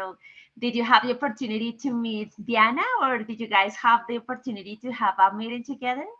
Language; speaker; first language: English; non-native, fluent; Spanish